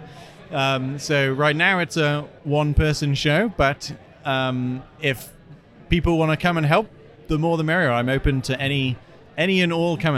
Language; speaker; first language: English; native; English